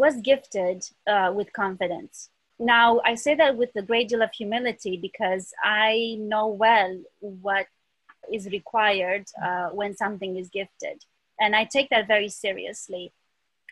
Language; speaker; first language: English; early bilingual, other home language; Romanian